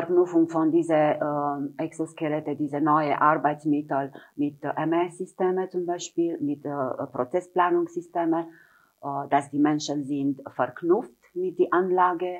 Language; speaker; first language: German; non-native, fluent; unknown